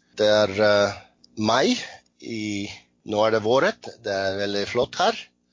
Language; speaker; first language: Swedish; non-native, learner; English